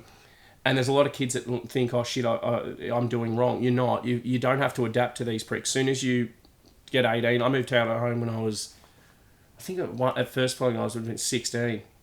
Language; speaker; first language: English; native; English